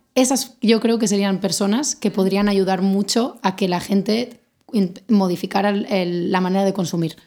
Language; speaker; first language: Spanish; native; Spanish